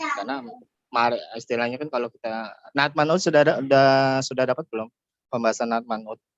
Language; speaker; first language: Indonesian; native; Indonesian